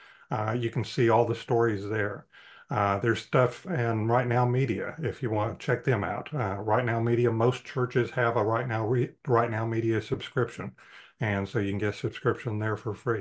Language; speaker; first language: English; native; English